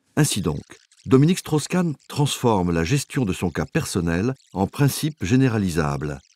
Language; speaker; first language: French; native; French